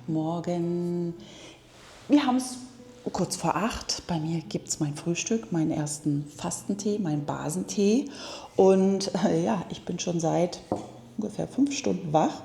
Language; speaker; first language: German; native; German